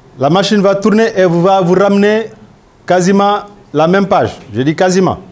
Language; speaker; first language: French; non-native, local second language; Wolof